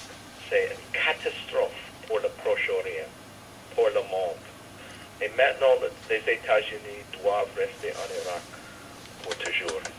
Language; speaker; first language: French; non-native, fluent; English